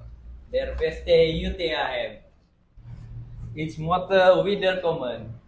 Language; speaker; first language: German; non-native, learner; Malay